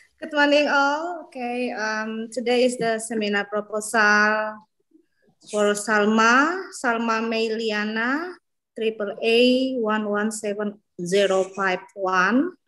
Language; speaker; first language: English; non-native, fluent; Indonesian